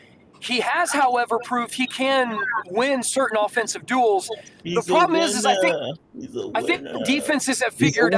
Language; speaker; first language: English; native; English